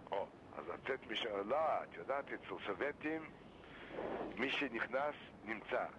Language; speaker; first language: Hebrew; non-native, fluent; Yiddish